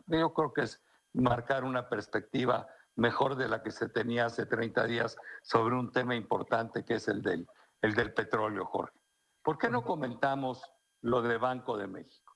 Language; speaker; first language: Spanish; native; Spanish